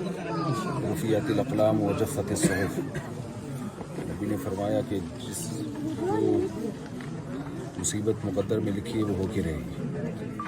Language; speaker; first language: Urdu; native; Urdu